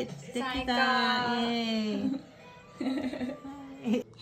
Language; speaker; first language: Japanese; non-native, learner; English